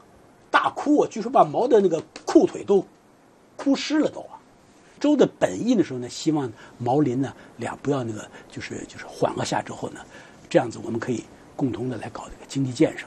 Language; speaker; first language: Chinese; native; Chinese